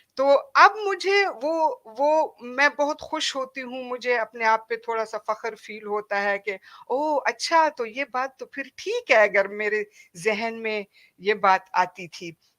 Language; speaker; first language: Hindi; non-native, fluent; Pashto